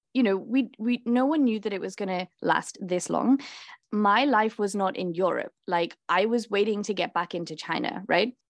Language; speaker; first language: English; native; English